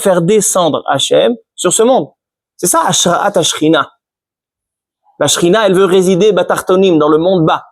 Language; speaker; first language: French; native; French